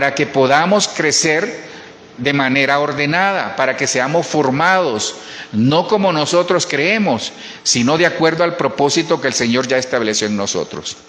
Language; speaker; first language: Spanish; native; Spanish